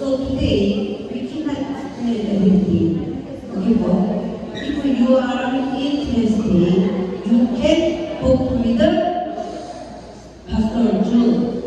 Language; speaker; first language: English; non-native, learner; Korean